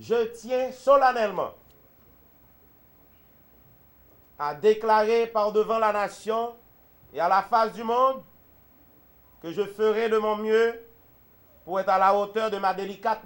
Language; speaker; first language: French; non-native, local second language; Haitian Creole